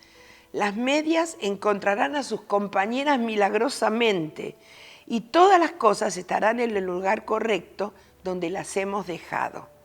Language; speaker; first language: Spanish; native; Spanish